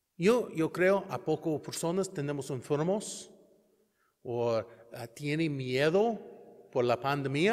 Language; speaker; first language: Spanish; non-native, learner; English